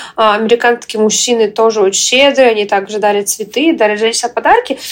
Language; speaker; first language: Russian; non-native, fluent; Ukrainian